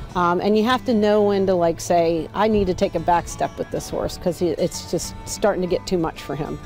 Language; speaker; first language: English; native; English